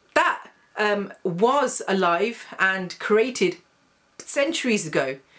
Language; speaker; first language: English; native; English